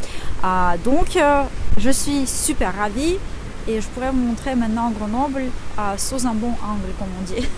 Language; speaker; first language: French; non-native, fluent; Russian